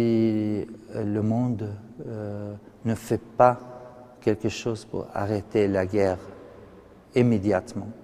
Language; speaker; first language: French; non-native, fluent; Arabic